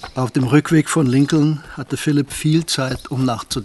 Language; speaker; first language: German; native; German